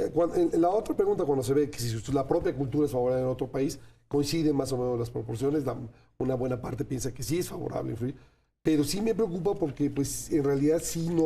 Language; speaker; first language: Spanish; native; Spanish